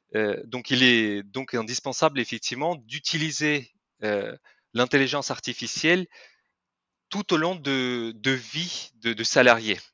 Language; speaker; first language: French; non-native, fluent; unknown